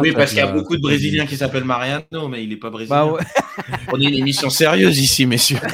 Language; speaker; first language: French; native; French